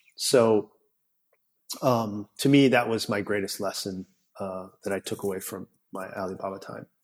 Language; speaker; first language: English; native; English